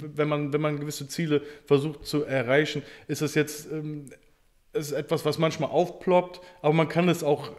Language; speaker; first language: German; native; German